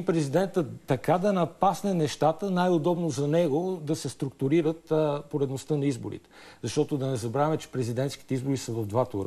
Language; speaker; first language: Bulgarian; native; Bulgarian